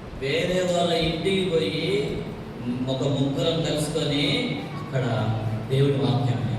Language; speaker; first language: Telugu; non-native, local second language; Tamil